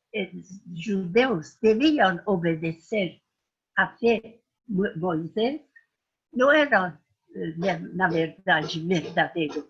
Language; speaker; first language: Portuguese; non-native, fluent; Persian